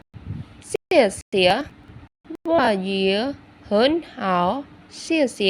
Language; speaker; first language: Chinese; non-native, fluent; Khmer